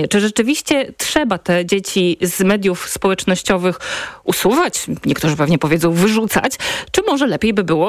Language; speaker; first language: Polish; native; Polish